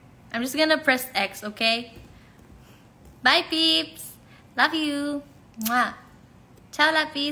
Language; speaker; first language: English; non-native, local second language; Filipino